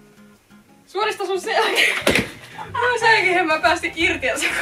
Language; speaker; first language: Finnish; native; Finnish